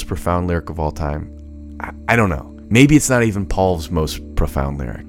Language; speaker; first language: English; native; English